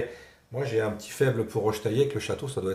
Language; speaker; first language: French; native; French